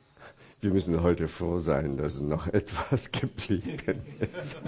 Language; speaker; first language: German; non-native, fluent; Chinese